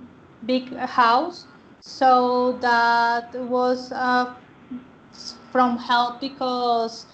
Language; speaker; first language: English; non-native, learner; Spanish